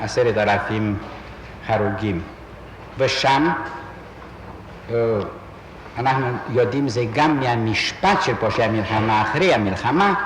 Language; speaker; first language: Hebrew; non-native, fluent; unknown